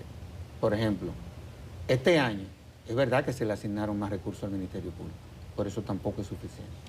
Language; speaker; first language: Spanish; native; Spanish